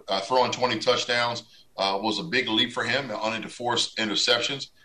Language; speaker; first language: English; native; English